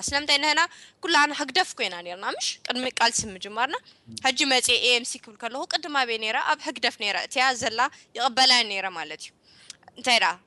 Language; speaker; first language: Tigrinya; early bilingual, heritage; Tigrinya